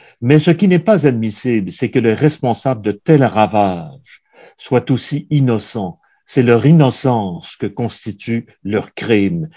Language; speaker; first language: French; native; French